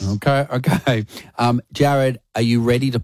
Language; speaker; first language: English; native; English